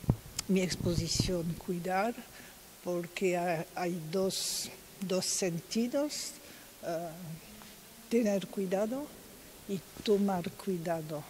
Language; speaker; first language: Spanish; non-native, learner; French